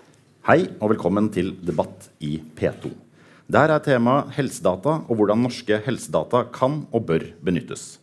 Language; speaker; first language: Norwegian; native; Norwegian